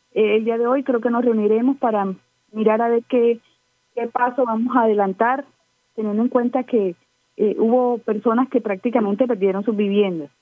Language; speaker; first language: Spanish; native; Spanish